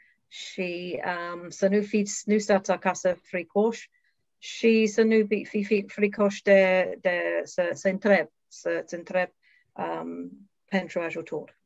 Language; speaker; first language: Romanian; non-native, learner; English